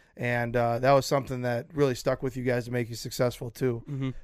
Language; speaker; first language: English; native; English